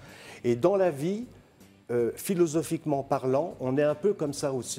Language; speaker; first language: French; native; French